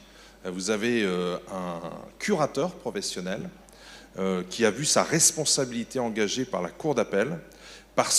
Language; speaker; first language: French; native; French